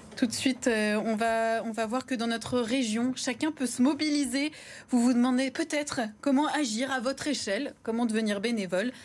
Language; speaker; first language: French; native; French